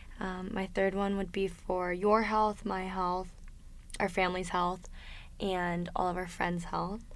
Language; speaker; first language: English; native; English